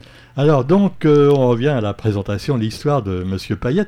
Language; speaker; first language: French; native; French